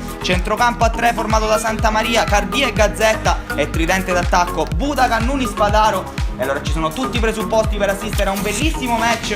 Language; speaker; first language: Italian; native; Italian